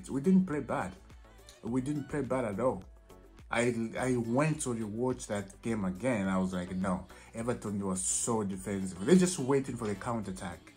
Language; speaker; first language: English; non-native, fluent; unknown